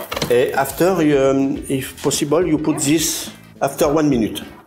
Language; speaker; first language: English; non-native, learner; French